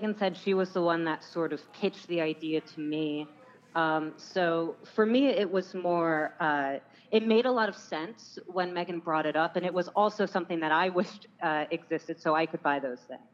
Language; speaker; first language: English; native; English